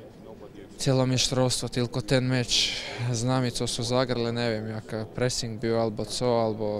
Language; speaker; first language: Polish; non-native, learner; Croatian